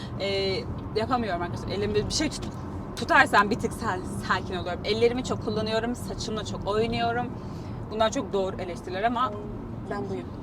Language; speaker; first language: Turkish; native; Turkish